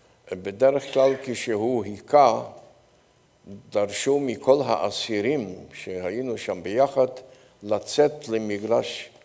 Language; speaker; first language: Hebrew; non-native, fluent; Polish